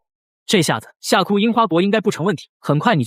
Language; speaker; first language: Chinese; native; Chinese